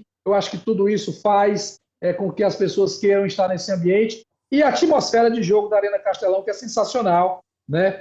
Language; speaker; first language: Portuguese; native; Portuguese